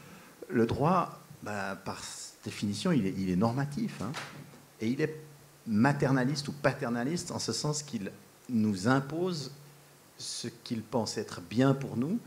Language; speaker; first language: French; native; French